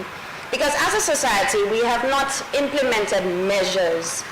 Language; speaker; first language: English; native; English